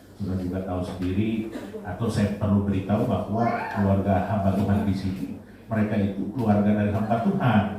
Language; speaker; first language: Indonesian; native; Indonesian